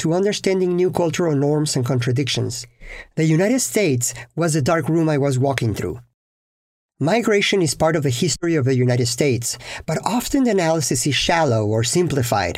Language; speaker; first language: English; non-native, fluent; Spanish